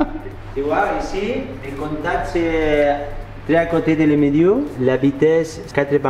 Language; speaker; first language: French; non-native, learner; Spanish